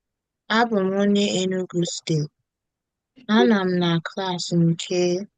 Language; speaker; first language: Igbo; non-native, learner; English